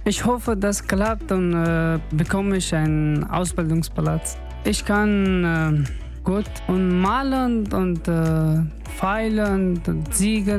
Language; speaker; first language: German; non-native, learner; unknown